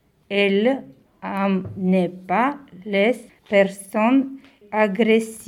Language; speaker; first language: French; non-native, learner; Turkish